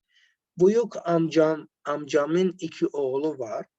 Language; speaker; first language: Turkish; non-native, learner; Arabic